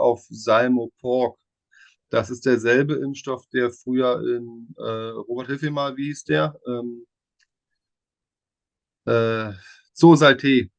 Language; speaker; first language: German; native; German